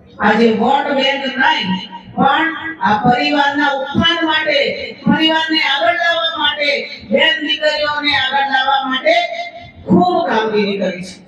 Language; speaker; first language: Gujarati; non-native, local second language; Rathawi